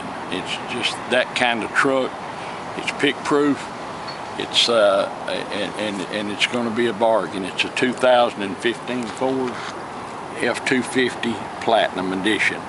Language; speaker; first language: English; native; English